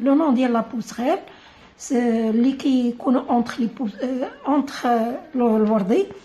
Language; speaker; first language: Arabic; native; Arabic